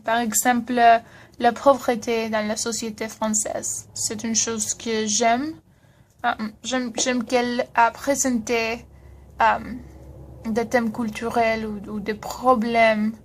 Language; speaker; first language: French; non-native, learner; Spanish